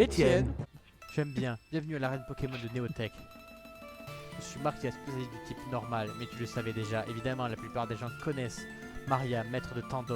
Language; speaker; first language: French; native; French